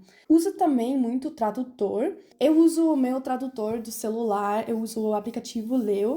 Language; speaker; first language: Portuguese; non-native, fluent; German